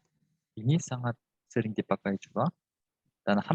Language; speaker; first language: Indonesian; non-native, fluent; Korean